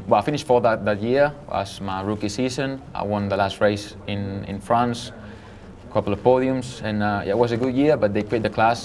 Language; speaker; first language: English; non-native, fluent; Spanish